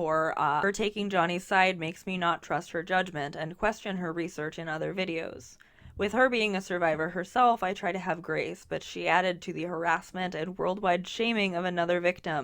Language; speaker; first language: English; native; English